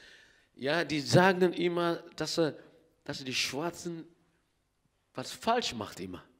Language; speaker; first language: German; non-native, learner; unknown